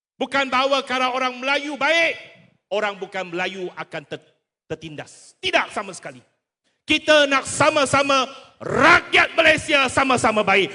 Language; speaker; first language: Malay; non-native, local second language; Chinese